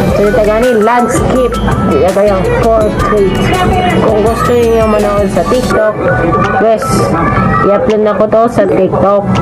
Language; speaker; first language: Filipino; non-native, local second language; Cebuano